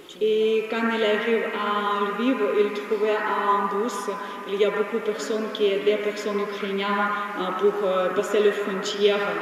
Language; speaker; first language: French; non-native, learner; Ukrainian